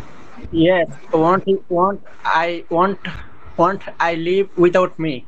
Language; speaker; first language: English; non-native, learner; Bangla